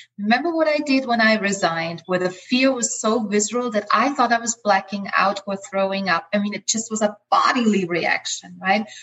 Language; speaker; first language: English; non-native, fluent; German